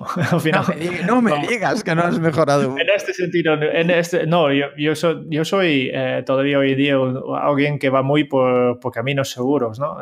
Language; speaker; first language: Spanish; non-native, fluent; Dutch